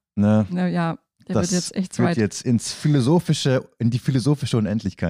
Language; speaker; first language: German; native; German